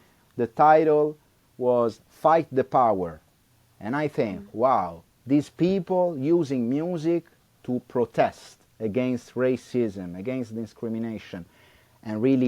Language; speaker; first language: English; non-native, learner; Italian